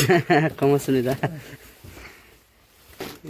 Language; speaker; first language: Korean; non-native, learner; Nepali